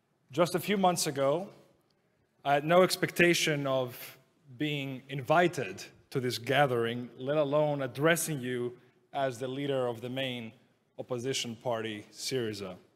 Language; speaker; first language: English; non-native, fluent; Greek